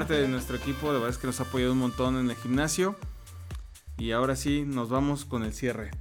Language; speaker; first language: Spanish; native; Spanish